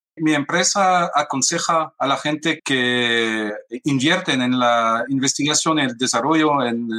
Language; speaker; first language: Spanish; non-native, fluent; French